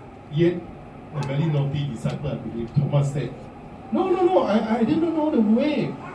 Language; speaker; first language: English; non-native, local second language; Min Nan Chinese